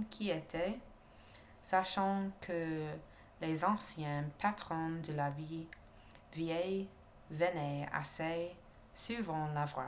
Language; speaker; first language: French; non-native, learner; English